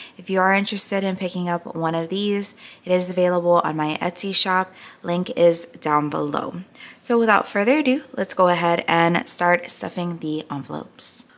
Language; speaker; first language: English; native; English